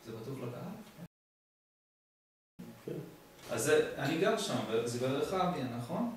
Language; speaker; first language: Hebrew; non-native, fluent; English